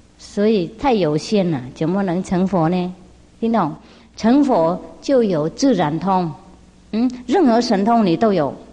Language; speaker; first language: Chinese; non-native, fluent; Vietnamese